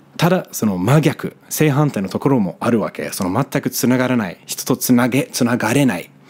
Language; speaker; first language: Japanese; non-native, fluent; English